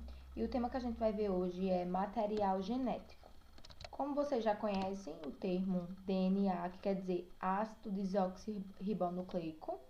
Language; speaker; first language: Portuguese; native; Portuguese